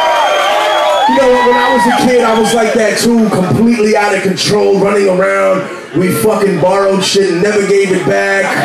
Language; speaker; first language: English; early bilingual, other home language; Spanish